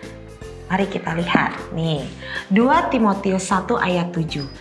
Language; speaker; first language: Indonesian; native; Indonesian